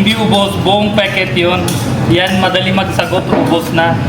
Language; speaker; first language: Filipino; non-native, learner; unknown